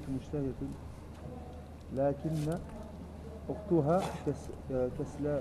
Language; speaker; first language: Arabic; non-native, learner; French